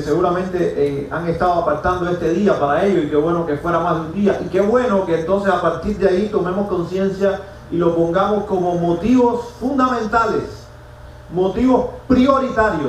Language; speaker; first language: Spanish; native; Spanish